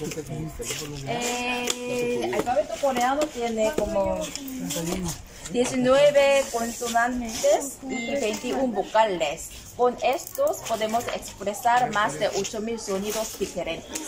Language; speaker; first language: Spanish; non-native, learner; Korean